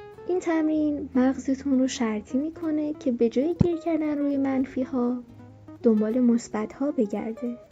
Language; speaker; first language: Persian; native; Persian